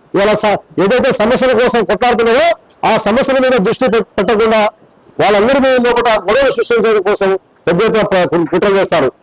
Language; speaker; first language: Telugu; non-native, local second language; Lambadi